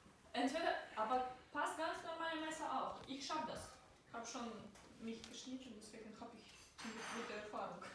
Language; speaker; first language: German; non-native, fluent; Russian